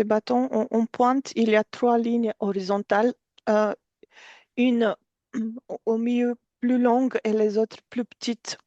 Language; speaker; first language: French; non-native, fluent; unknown